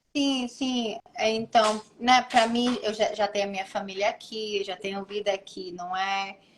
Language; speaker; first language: Portuguese; early bilingual, heritage; English